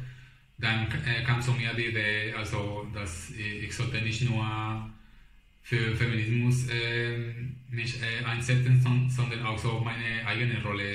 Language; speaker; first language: German; non-native, fluent; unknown